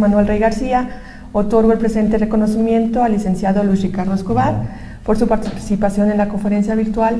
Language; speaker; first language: Spanish; native; Spanish